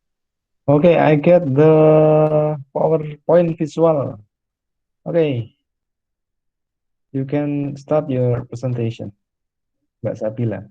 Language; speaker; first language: English; non-native, fluent; Indonesian